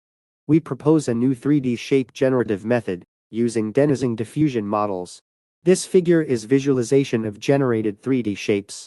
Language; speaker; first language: English; non-native, fluent; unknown